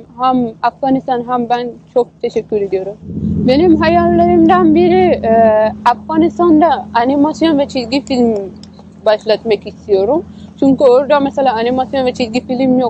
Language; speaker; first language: Turkish; non-native, fluent; Persian